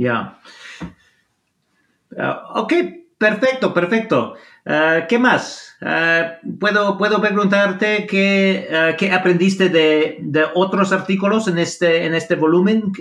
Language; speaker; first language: Spanish; non-native, fluent; English